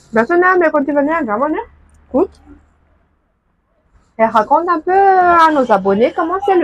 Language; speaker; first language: French; non-native, local second language; Malagasy